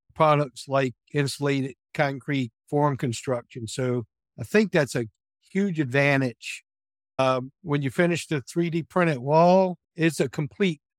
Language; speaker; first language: English; native; English